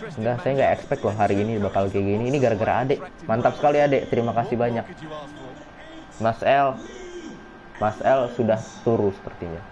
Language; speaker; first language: Indonesian; native; Indonesian